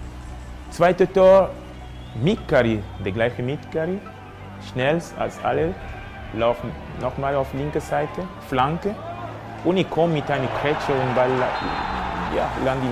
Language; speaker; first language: German; non-native, fluent; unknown